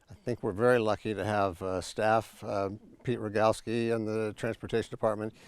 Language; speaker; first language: English; native; English